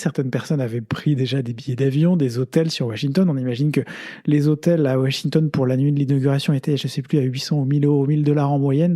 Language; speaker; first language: French; native; French